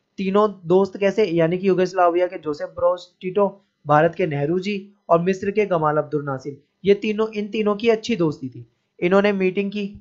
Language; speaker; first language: Hindi; native; Hindi